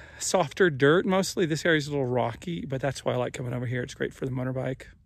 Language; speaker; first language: English; native; English